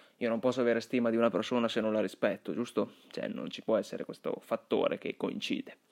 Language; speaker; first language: Italian; early bilingual, other home language; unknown